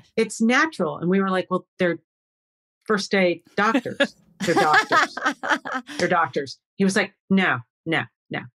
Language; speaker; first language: English; native; English